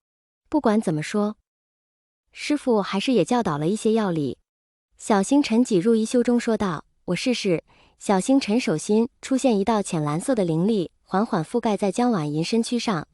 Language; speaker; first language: Chinese; native; Chinese